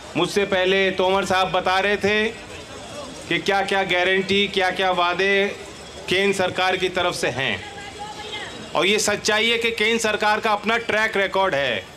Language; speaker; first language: Hindi; native; Hindi